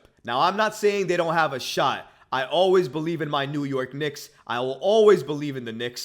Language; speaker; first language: English; native; English